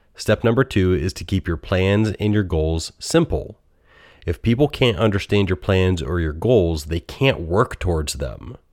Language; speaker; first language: English; native; English